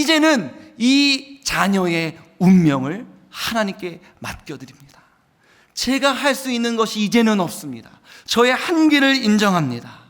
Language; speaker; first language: Korean; native; Korean